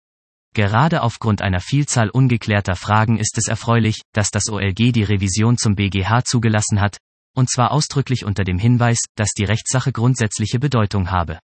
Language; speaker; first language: German; native; German